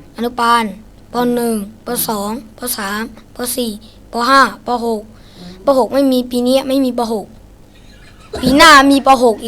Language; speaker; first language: Thai; non-native, learner; Shan